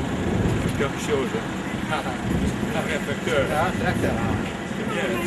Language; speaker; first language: French; non-native, fluent; Dutch